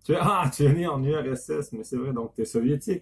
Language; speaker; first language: French; native; French